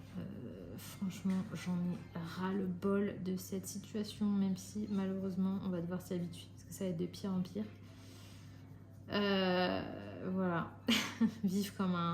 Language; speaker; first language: French; native; French